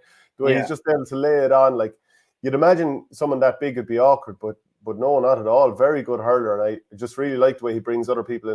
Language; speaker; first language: English; native; English